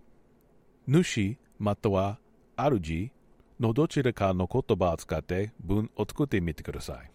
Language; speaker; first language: Japanese; non-native, learner; English